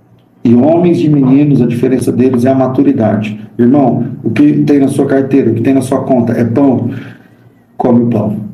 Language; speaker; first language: Portuguese; native; Portuguese